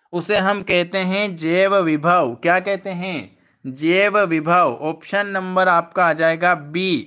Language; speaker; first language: Hindi; native; Hindi